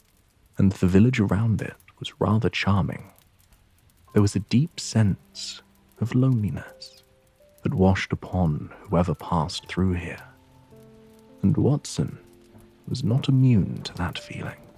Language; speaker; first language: English; native; English